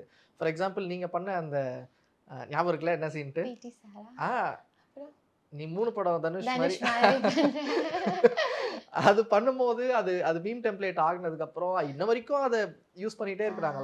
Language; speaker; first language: Tamil; native; Tamil